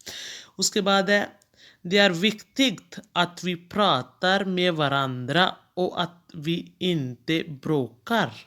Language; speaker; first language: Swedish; non-native, fluent; Urdu